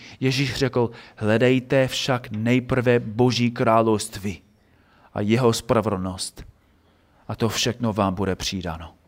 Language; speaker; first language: Czech; non-native, fluent; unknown